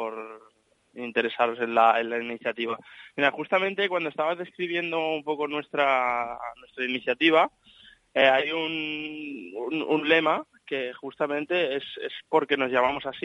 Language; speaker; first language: Spanish; native; Spanish